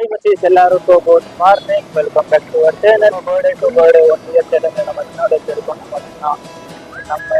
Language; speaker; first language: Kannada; non-native, learner; Tamil